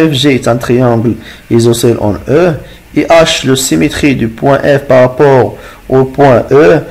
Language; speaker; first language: French; non-native, local second language; Arabic